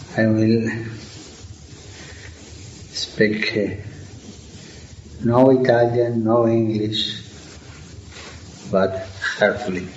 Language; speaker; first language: English; non-native, learner; Spanish